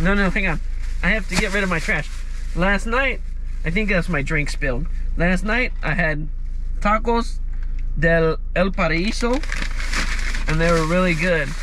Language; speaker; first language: English; native; English